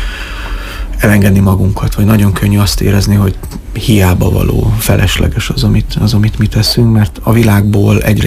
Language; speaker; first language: Hungarian; native; Hungarian